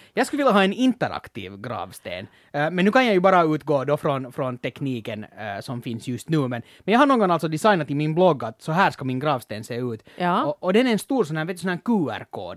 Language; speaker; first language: Swedish; native; Swedish